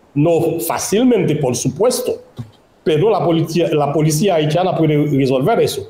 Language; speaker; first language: Spanish; non-native, local second language; Haitian Creole